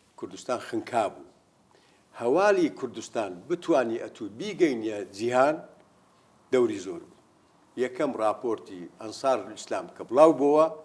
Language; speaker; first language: Central Kurdish; native; Central Kurdish